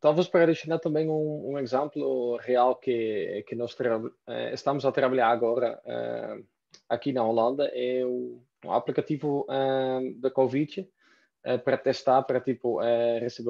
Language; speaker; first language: Portuguese; non-native, fluent; Dutch